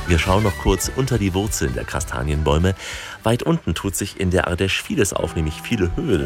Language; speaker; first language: German; native; German